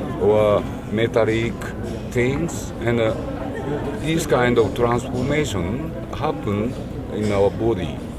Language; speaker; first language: English; non-native, learner; Japanese